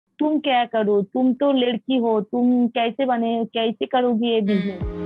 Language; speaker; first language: Hindi; non-native, local second language; Bangla